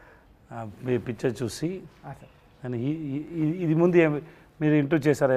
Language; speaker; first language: Telugu; non-native, learner; Tamil